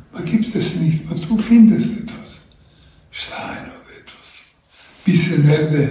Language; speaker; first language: German; non-native, learner; Croatian